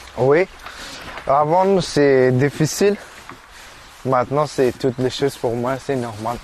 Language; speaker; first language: French; non-native, learner; Persian